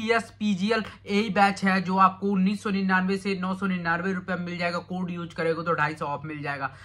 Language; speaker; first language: Hindi; native; Hindi